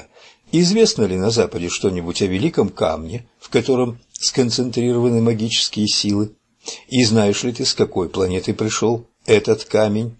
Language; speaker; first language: Russian; native; Russian